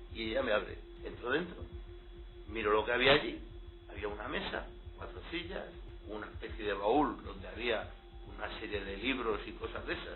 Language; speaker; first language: Spanish; native; Spanish